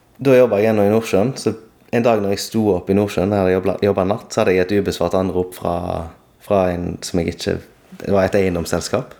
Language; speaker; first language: Norwegian; native; Norwegian